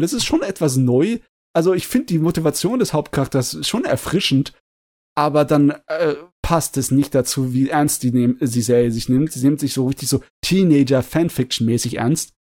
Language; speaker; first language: German; native; German